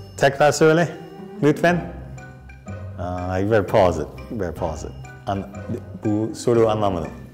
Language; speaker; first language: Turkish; non-native, learner; English